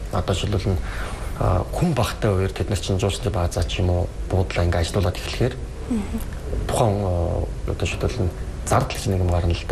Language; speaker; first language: Mongolian; native; Mongolian